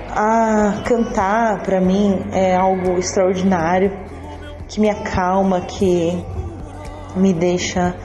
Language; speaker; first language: Portuguese; native; Portuguese